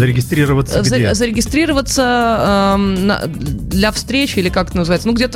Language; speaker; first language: Russian; native; Russian